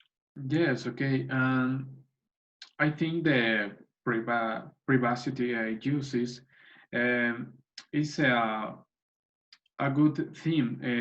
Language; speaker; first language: English; non-native, learner; Spanish